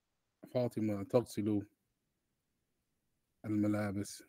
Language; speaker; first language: Arabic; non-native, learner; English